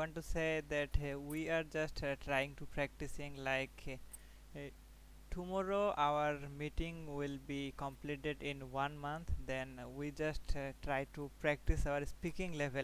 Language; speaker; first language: English; non-native, learner; Bangla